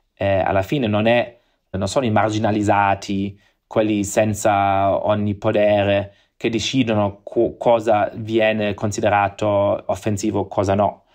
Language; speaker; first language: Italian; non-native, fluent; German